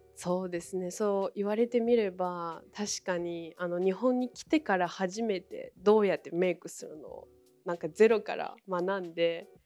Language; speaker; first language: Japanese; non-native, fluent; Chinese